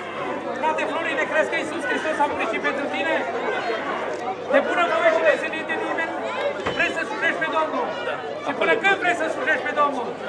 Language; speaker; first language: Romanian; native; Romanian